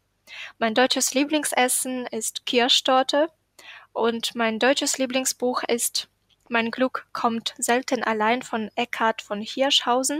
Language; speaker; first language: German; non-native, fluent; Ukrainian